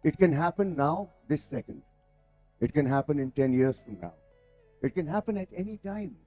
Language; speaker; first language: English; non-native, local second language; Urdu